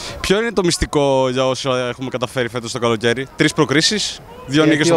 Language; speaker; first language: Greek; native; Greek